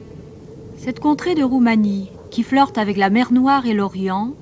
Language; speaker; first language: French; native; French